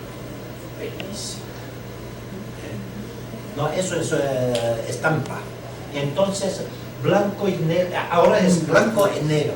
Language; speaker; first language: Spanish; non-native, learner; Chinese